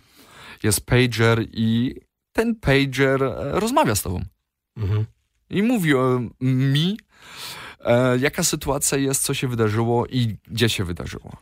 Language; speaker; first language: Polish; early bilingual, heritage; Polish